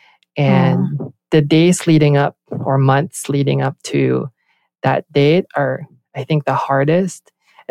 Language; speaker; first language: English; non-native, local second language; Filipino